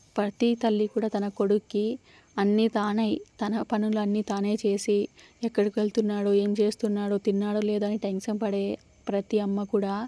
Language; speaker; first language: Telugu; native; Telugu